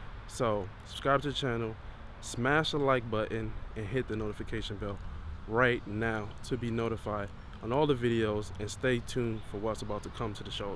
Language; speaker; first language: English; native; English